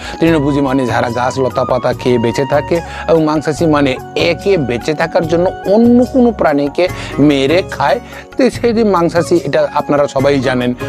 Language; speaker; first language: Bangla; non-native, local second language; Kok Borok